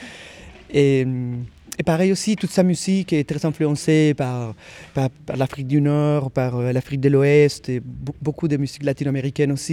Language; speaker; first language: French; native; French